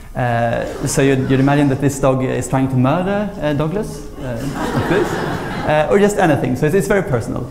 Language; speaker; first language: English; non-native, fluent; Swedish